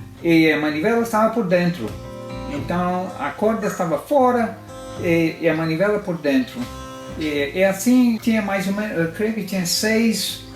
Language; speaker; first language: Portuguese; non-native, fluent; Italian